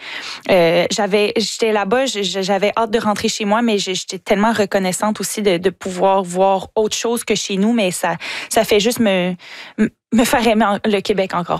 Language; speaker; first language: French; native; French